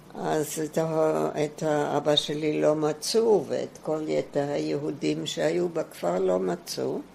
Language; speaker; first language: Hebrew; non-native, fluent; German